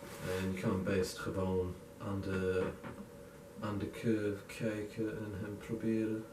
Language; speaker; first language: Dutch; non-native, learner; English